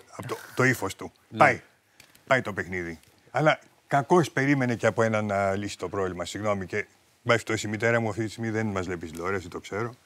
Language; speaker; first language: Greek; early bilingual, heritage; Greek